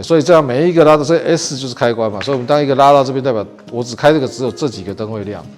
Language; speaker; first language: Chinese; native; Chinese